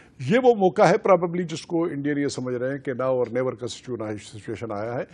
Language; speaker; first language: Urdu; non-native, local second language; Baluchi